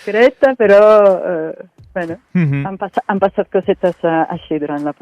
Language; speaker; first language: Catalan; non-native, fluent; Italian